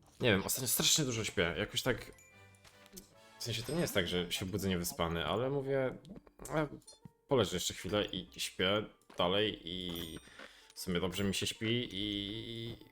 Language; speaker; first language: Polish; native; Polish